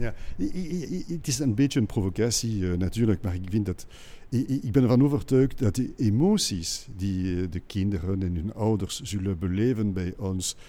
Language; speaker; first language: Dutch; non-native, local second language; French